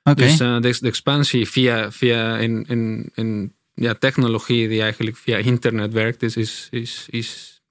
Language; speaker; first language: Dutch; non-native, fluent; Spanish